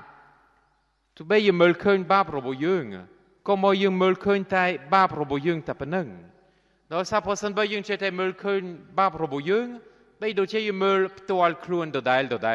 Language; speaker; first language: Khmer; non-native, fluent; French